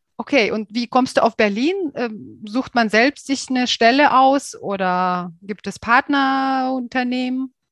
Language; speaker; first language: German; native; German